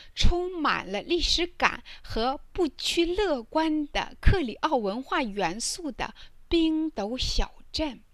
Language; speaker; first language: Chinese; native; Chinese